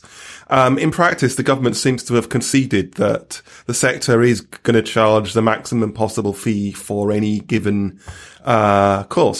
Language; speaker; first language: English; native; English